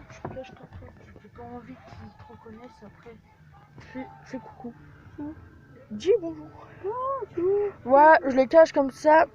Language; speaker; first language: French; native; French